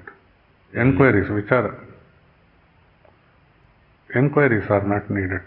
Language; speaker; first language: English; non-native, local second language; Kannada